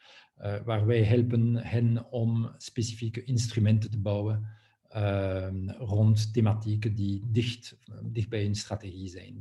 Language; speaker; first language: Dutch; non-native, local second language; French